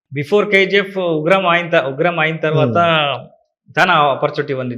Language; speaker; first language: Telugu; non-native, learner; Kannada